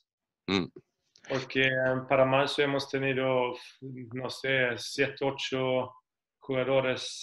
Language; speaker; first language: Spanish; non-native, fluent; Swedish